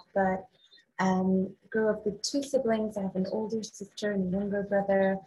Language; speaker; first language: English; non-native, fluent; Arabic